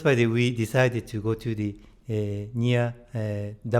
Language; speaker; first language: English; non-native, learner; Japanese